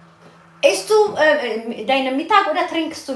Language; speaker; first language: German; non-native, learner; Amharic